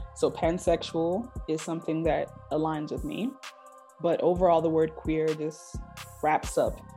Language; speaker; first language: English; early bilingual, other home language; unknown